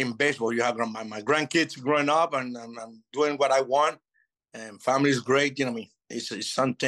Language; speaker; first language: English; non-native, fluent; Spanish